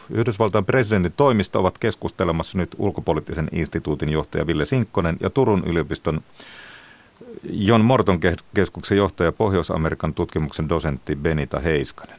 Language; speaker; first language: Finnish; native; Finnish